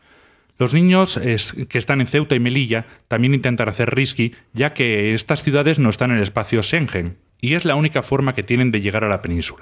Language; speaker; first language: Spanish; native; Spanish